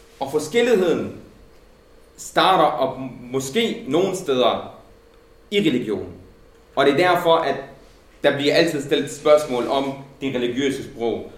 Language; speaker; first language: Danish; early bilingual, other home language; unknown